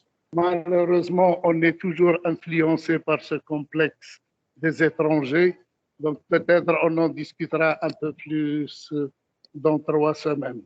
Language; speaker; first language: French; non-native, local second language; Arabic